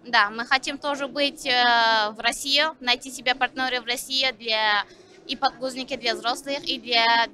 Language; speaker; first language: Russian; non-native, learner; Turkish